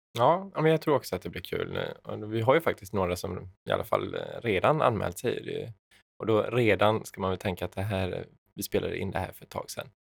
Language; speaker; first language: Swedish; native; Swedish